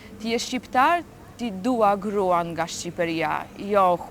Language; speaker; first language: Albanian; non-native, learner; Polish